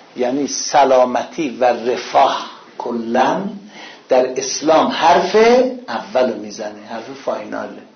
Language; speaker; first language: Persian; non-native, local second language; Azerbaijani